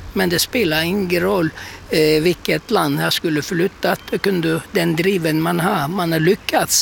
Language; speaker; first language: Swedish; non-native, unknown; Turkish